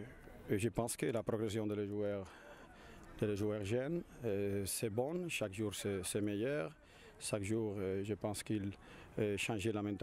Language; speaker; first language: French; non-native, learner; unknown